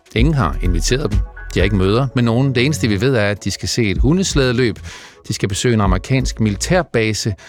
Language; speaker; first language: Danish; native; Danish